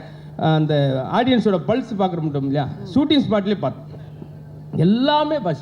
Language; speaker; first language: Tamil; native; Tamil